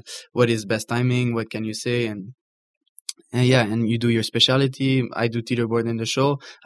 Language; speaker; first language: English; native; English